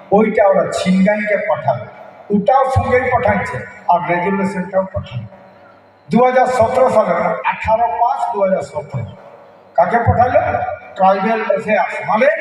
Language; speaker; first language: Bangla; non-native, local second language; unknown